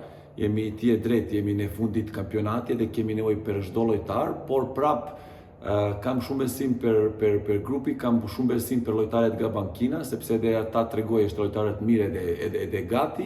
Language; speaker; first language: Albanian; non-native, learner; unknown